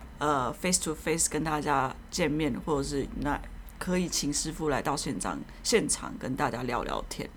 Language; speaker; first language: Chinese; native; Chinese